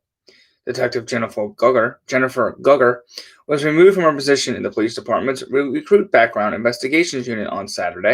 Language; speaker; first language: English; native; English